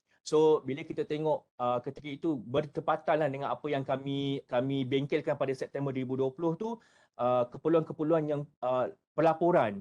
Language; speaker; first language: Malay; native; Malay